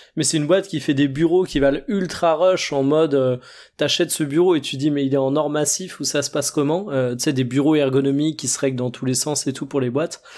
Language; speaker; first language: French; native; French